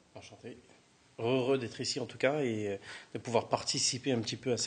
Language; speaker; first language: French; native; French